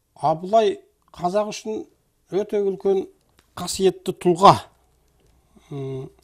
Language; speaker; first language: Kazakh; native; Kazakh